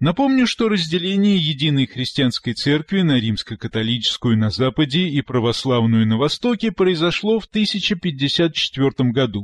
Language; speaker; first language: Russian; native; Russian